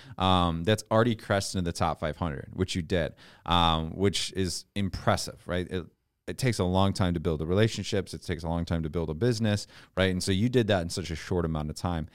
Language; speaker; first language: English; native; English